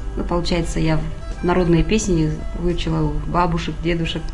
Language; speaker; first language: Russian; non-native, local second language; Kazakh